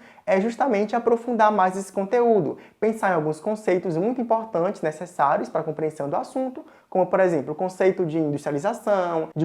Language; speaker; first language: Portuguese; native; Portuguese